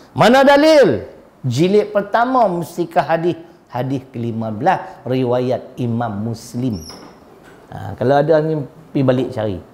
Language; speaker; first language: Malay; native; Malay